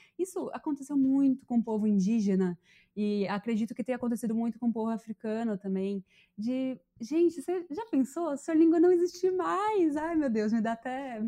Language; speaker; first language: Portuguese; native; Portuguese